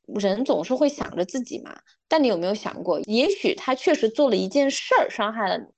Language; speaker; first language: Chinese; non-native, local second language; Uyghur